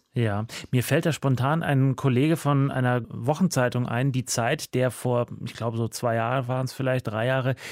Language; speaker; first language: German; native; German